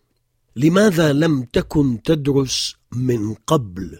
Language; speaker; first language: Arabic; non-native, fluent; French